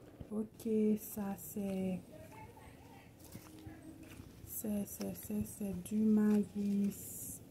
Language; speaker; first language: French; non-native, local second language; Haitian Creole